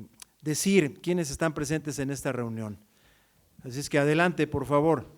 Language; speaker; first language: Spanish; native; Spanish